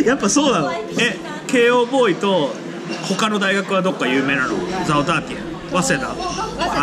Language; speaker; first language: Japanese; native; Japanese